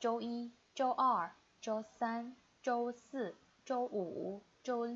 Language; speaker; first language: Chinese; non-native, fluent; Indonesian